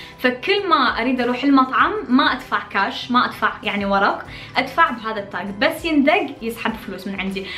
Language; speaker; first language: Arabic; early bilingual, heritage; Arabic